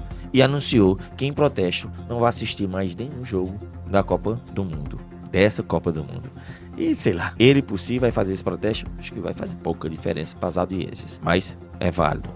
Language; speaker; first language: Portuguese; native; Portuguese